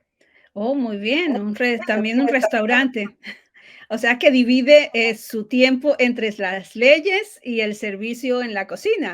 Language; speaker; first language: Spanish; native; Spanish